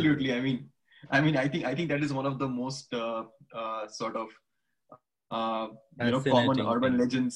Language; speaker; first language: English; non-native, local second language; Bangla